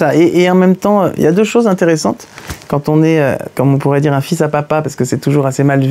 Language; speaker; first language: French; native; French